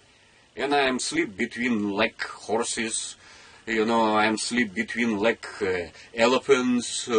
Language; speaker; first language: English; non-native, learner; Russian